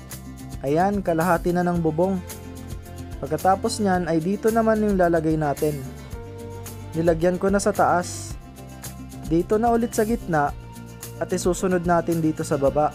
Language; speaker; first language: Filipino; native; Filipino